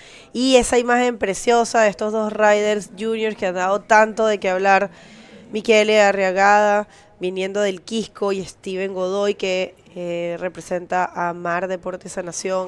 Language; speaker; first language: Spanish; native; Spanish